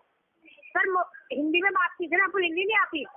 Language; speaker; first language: Hindi; native; Hindi